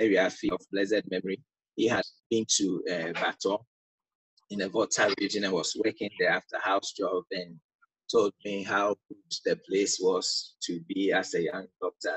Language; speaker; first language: English; non-native, local second language; Akan